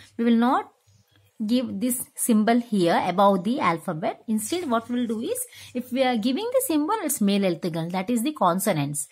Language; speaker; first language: English; non-native, local second language; Tamil